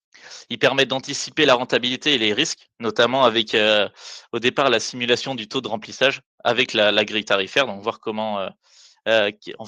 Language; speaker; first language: French; native; French